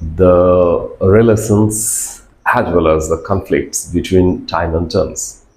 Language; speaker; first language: English; non-native, local second language; Bangla